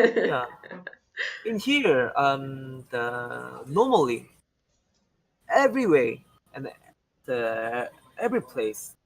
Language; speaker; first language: English; non-native, learner; Korean